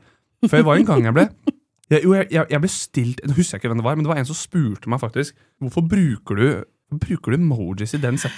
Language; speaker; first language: Norwegian; native; Norwegian